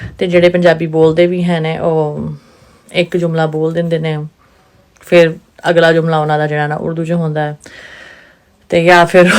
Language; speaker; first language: Punjabi; non-native, local second language; Urdu